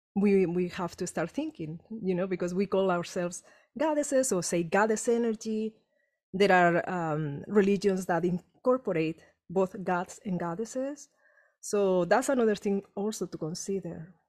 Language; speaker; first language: English; non-native, fluent; Spanish